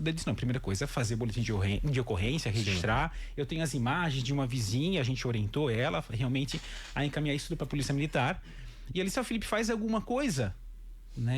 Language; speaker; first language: Portuguese; native; Portuguese